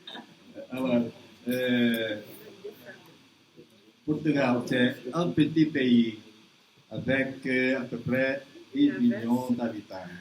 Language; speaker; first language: French; non-native, learner; Portuguese